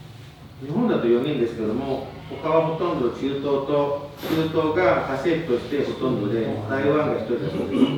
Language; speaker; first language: Japanese; non-native, fluent; Indonesian